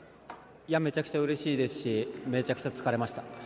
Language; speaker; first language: Japanese; native; Japanese